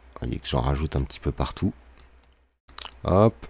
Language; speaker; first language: French; native; French